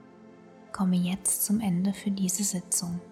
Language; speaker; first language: German; native; German